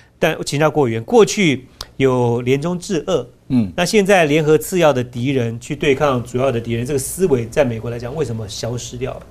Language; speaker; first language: Chinese; native; Chinese